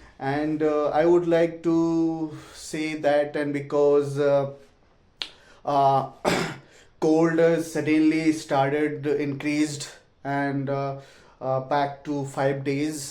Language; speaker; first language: English; non-native, learner; Hindi